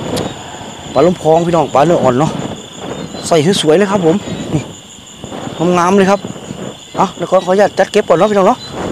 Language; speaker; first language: Thai; non-native, local second language; Northeastern Thai